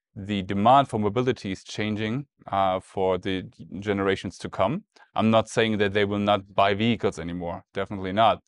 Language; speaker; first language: English; non-native, fluent; German